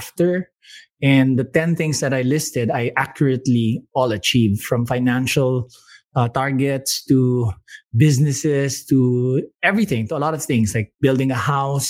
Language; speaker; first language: English; non-native, local second language; Filipino